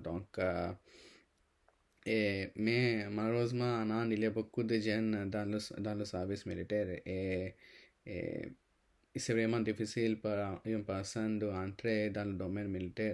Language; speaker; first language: French; non-native, learner; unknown